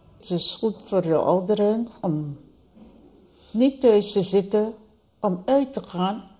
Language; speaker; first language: Dutch; non-native, local second language; Papiamento